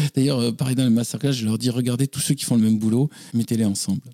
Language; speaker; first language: French; native; French